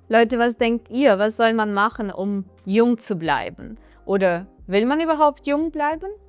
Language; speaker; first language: German; non-native, fluent; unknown